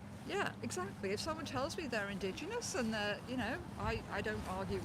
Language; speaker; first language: English; native; English